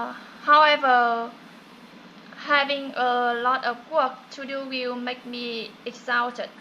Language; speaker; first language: English; non-native, learner; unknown